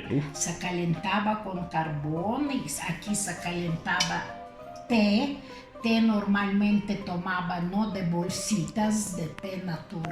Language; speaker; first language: Spanish; non-native, fluent; Lithuanian